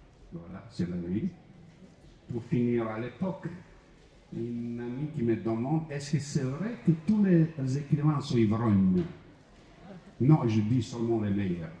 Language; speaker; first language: French; non-native, fluent; Croatian